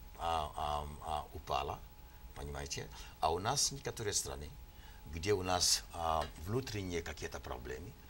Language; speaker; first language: Russian; non-native, fluent; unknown